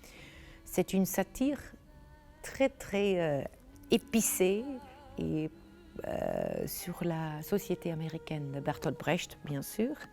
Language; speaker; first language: French; non-native, fluent; German